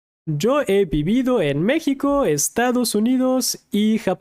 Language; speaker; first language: Spanish; non-native, fluent; English